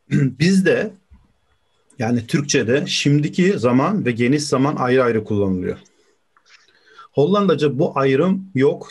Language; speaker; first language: Turkish; native; Turkish